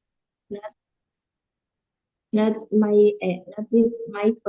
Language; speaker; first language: English; non-native, learner; Indonesian